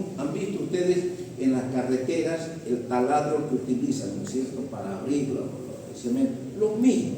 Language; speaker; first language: Spanish; native; Spanish